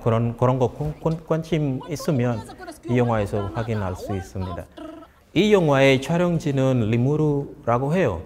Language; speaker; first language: Korean; non-native, fluent; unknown